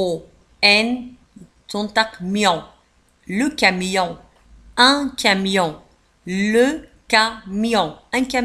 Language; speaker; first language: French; non-native, local second language; Arabic